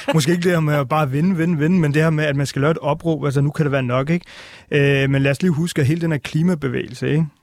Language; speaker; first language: Danish; early bilingual, other home language; Punjabi